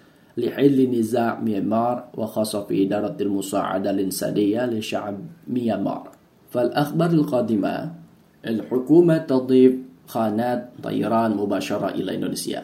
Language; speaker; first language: Arabic; non-native, fluent; Indonesian